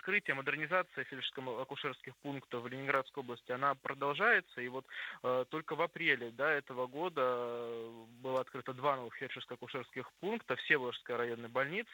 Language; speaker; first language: Russian; native; Russian